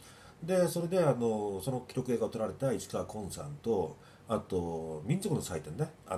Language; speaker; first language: Japanese; native; Japanese